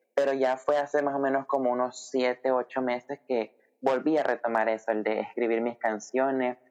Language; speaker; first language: Spanish; native; Spanish